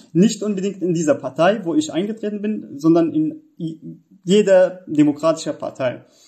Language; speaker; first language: German; non-native, fluent; Arabic